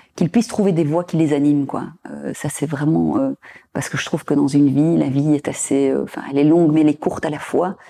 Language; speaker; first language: French; native; French